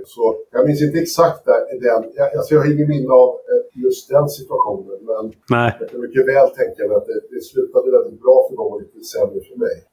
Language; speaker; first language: Swedish; native; Swedish